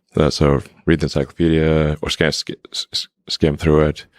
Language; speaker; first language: English; native; English